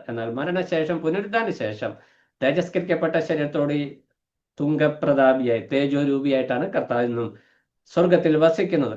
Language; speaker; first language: Malayalam; native; Malayalam